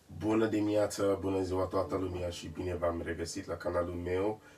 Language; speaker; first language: Romanian; non-native, learner; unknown